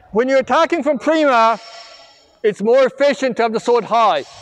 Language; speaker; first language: English; native; English